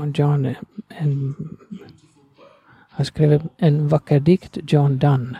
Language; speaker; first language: Swedish; non-native, fluent; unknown